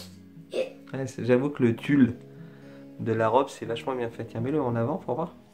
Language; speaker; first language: French; native; French